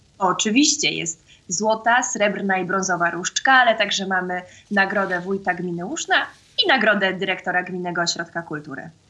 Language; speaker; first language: Polish; native; Polish